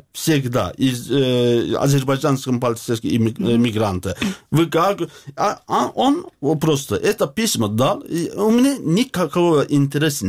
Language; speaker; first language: Russian; non-native, learner; Azerbaijani